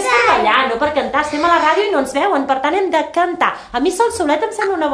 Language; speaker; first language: Catalan; native; Catalan